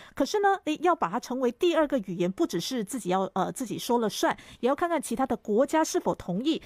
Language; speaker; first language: Chinese; native; Chinese